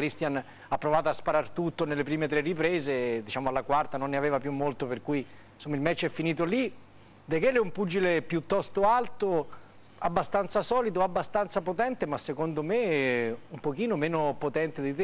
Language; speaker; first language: Italian; native; Italian